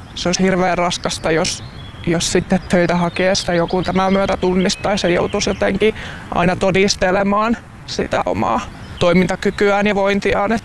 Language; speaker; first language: Finnish; native; Finnish